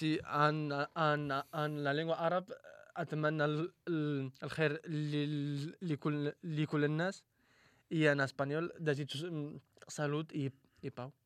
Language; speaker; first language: Catalan; non-native, fluent; Arabic